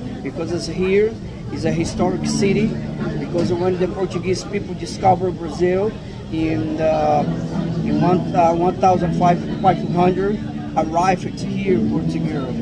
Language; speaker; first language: English; non-native, learner; Portuguese